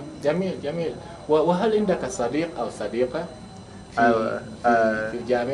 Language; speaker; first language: Arabic; non-native, fluent; Wolof